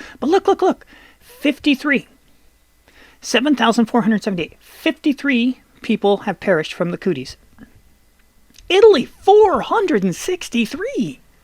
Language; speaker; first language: English; native; English